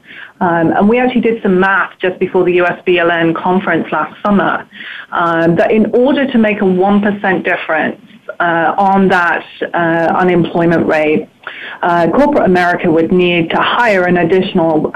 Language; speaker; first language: English; native; English